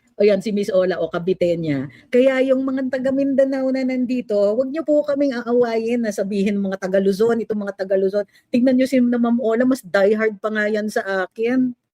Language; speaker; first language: Filipino; native; Filipino